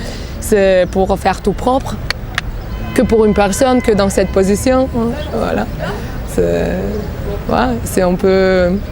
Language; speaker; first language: French; non-native, fluent; Bulgarian